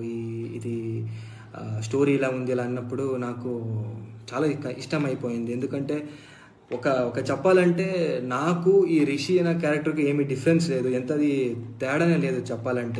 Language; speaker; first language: Telugu; non-native, fluent; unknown